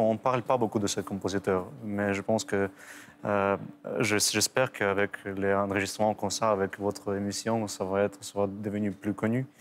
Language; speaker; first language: French; non-native, fluent; Ukrainian